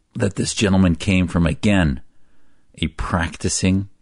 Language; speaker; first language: English; early bilingual, other home language; Arabic